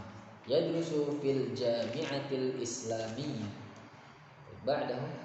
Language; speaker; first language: Arabic; non-native, fluent; Indonesian